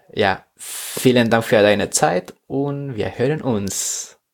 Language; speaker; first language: German; non-native, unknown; Spanish